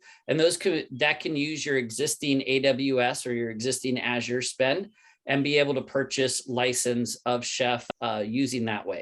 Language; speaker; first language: English; native; English